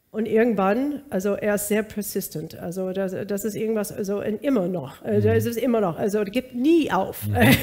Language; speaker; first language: German; non-native, fluent; English